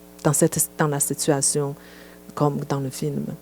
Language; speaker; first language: French; non-native, fluent; Chinese